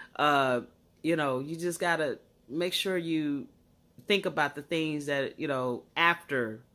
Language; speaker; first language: English; native; English